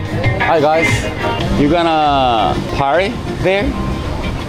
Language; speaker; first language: English; non-native, learner; Korean